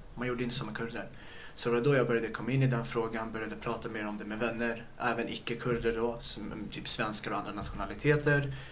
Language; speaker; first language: Swedish; early bilingual, other home language; Kurdish